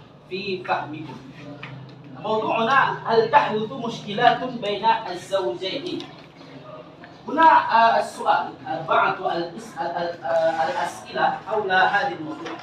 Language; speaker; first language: Arabic; non-native, local second language; Indonesian